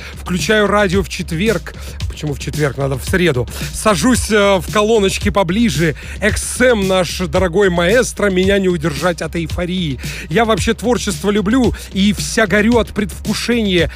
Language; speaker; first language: Russian; native; Russian